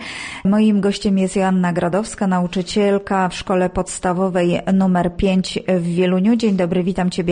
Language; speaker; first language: Polish; native; Polish